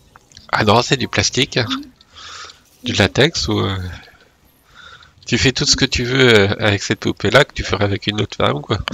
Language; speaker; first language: French; native; French